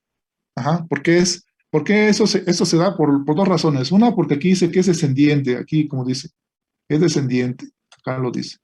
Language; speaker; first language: Spanish; native; Spanish